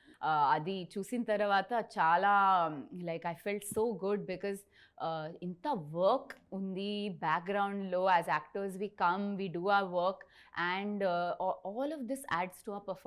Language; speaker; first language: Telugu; non-native, learner; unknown